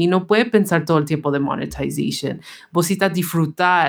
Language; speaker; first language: Spanish; early bilingual, heritage; Spanish